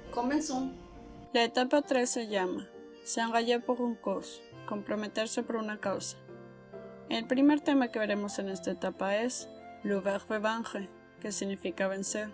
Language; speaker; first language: Spanish; native; Spanish